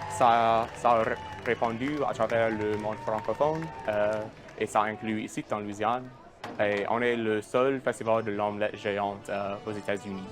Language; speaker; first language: French; non-native, local second language; English